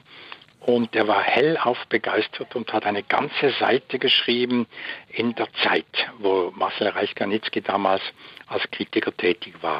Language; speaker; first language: German; native; German